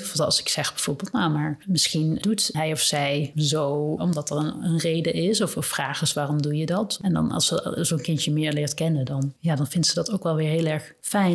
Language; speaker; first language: Dutch; native; Dutch